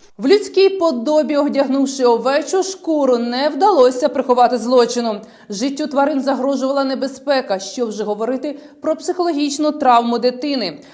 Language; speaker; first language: Ukrainian; native; Ukrainian